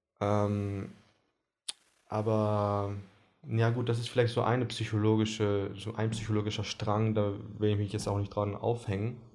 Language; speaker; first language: German; early bilingual, other home language; Greek